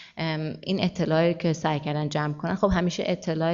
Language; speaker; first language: Persian; early bilingual, heritage; Persian